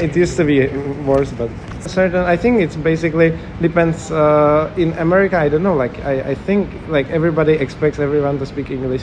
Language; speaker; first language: English; non-native, fluent; Czech